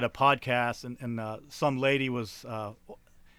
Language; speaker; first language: English; native; English